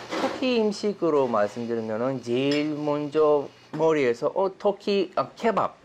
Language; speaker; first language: Korean; non-native, learner; Turkish